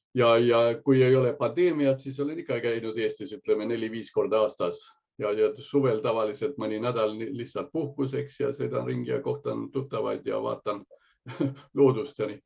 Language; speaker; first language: Estonian; early bilingual, heritage; Estonian